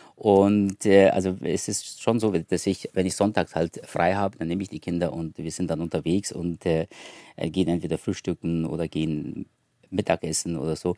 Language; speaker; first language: German; early bilingual, other home language; Turkish